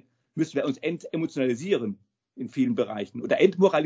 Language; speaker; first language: German; native; German